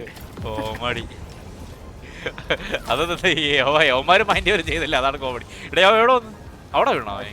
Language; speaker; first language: Malayalam; native; Malayalam